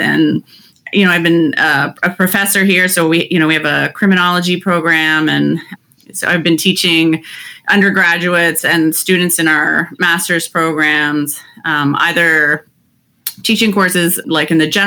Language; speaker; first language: English; native; English